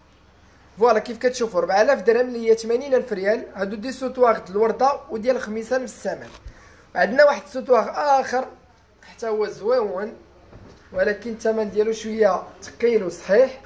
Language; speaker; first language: Arabic; native; Arabic